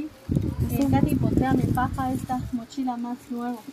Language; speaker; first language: Spanish; non-native, learner; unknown